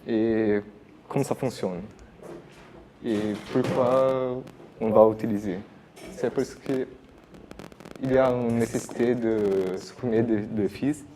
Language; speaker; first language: French; non-native, learner; Portuguese